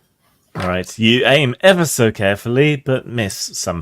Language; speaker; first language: English; native; English